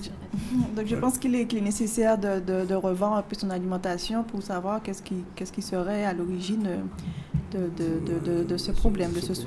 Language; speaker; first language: French; native; French